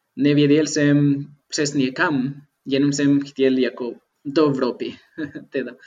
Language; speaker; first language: Czech; non-native, fluent; Spanish